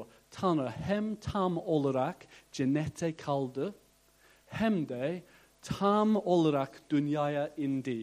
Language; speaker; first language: Turkish; non-native, fluent; English